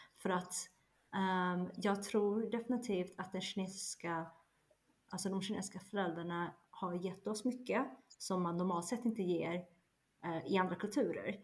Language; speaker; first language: Swedish; early bilingual, other home language; Chinese